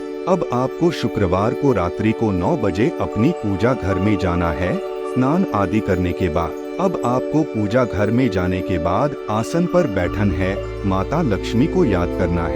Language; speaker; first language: Hindi; native; Hindi